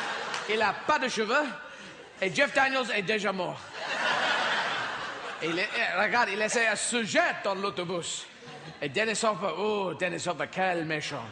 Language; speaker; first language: French; non-native, fluent; English